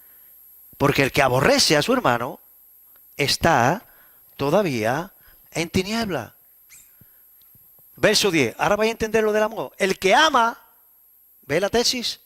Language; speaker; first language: Spanish; native; Spanish